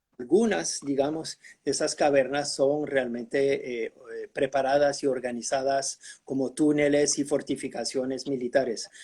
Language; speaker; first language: Spanish; early bilingual, heritage; Spanish